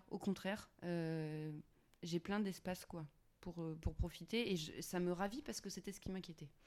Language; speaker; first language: French; native; French